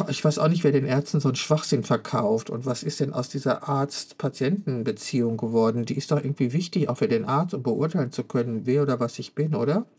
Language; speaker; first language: German; native; German